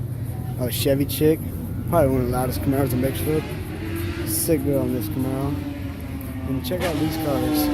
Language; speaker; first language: English; native; English